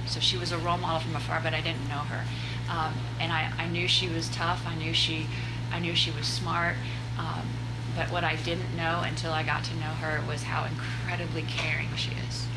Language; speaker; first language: English; native; English